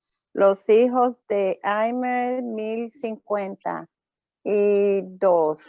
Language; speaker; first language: Spanish; native; Spanish